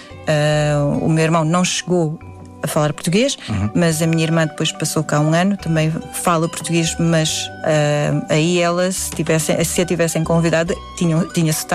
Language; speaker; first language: Portuguese; early bilingual, other home language; Indonesian